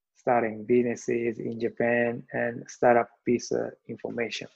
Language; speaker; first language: English; non-native, learner; Japanese